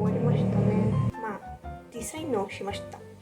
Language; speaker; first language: Japanese; non-native, learner; Spanish